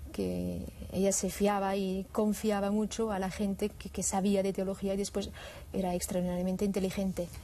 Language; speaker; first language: Spanish; non-native, fluent; Swiss German